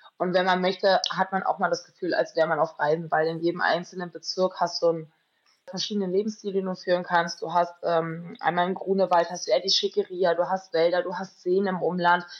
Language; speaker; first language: German; native; German